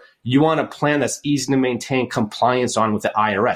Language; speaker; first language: English; native; English